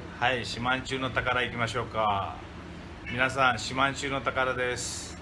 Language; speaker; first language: Japanese; non-native, fluent; Hindi